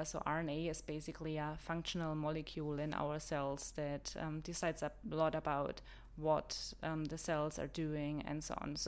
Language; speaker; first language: English; non-native, fluent; German